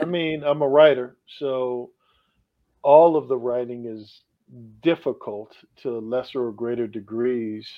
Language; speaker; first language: English; native; English